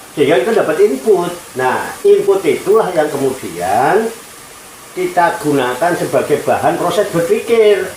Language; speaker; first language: Indonesian; non-native, local second language; Javanese